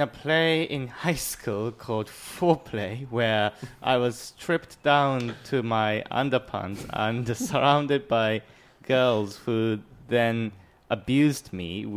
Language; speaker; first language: English; non-native, fluent; Japanese